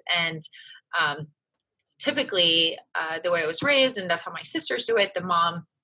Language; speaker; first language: English; early bilingual, other home language; French